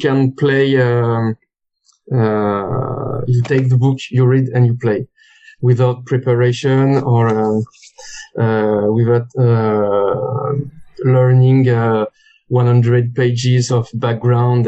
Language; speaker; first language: English; non-native, learner; French